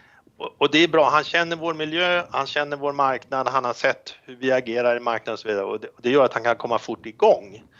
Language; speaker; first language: Swedish; native; Swedish